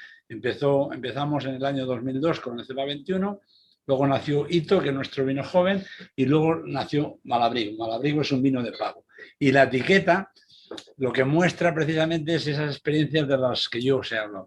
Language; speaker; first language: Spanish; native; Spanish